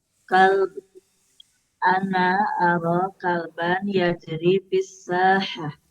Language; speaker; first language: Arabic; non-native, learner; Indonesian